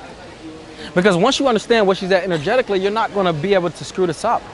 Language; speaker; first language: English; native; English